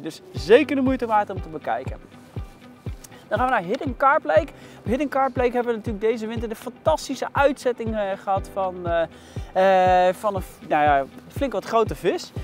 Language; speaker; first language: Dutch; native; Dutch